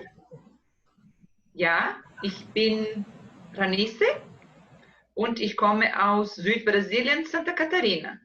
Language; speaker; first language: German; non-native, learner; Portuguese